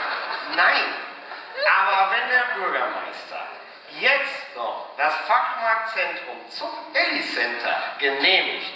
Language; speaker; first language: German; native; German